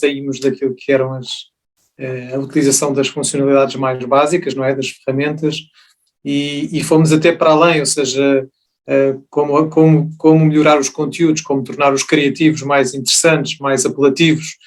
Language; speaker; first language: Portuguese; native; Portuguese